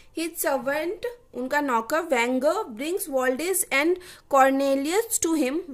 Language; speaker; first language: Hindi; native; Hindi